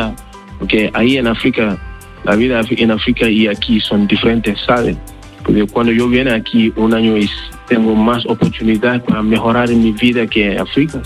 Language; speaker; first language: Spanish; non-native, learner; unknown